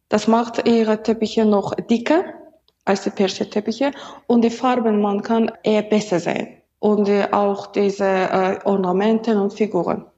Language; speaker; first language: German; non-native, learner; Azerbaijani